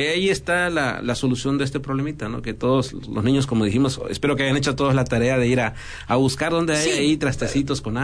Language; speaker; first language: Spanish; native; Spanish